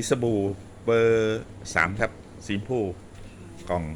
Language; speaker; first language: Thai; native; Thai